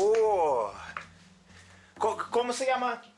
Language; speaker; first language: Spanish; non-native, learner; Russian